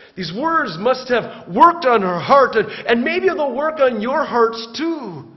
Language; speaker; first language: English; native; English